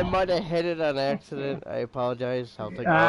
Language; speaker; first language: English; native; English